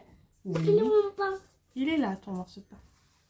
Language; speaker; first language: French; native; French